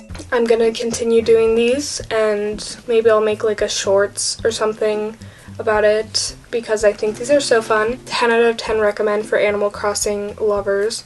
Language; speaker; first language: English; native; English